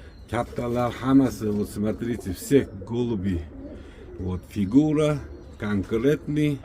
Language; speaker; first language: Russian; non-native, local second language; Uzbek